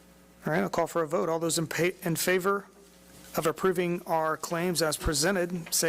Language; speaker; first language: English; native; English